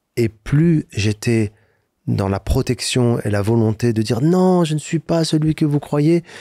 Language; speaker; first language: French; native; French